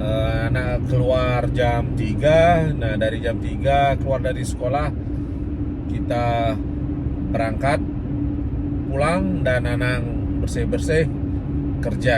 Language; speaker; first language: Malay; non-native, local second language; Balinese